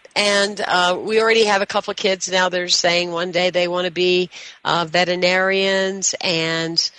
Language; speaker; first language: English; native; English